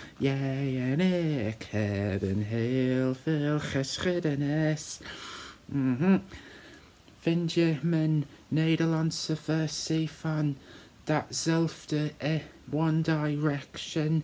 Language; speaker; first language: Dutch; non-native, learner; English